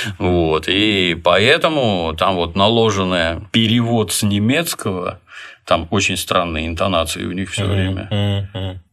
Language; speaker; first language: Russian; native; Russian